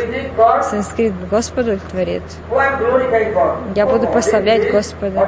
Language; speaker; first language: Russian; non-native, fluent; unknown